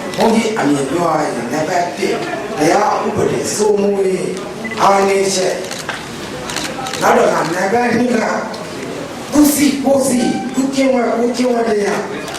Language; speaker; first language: Burmese; native; Burmese